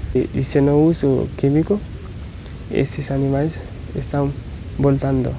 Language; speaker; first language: Spanish; non-native, learner; Portuguese